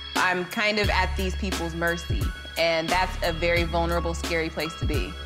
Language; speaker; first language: English; native; English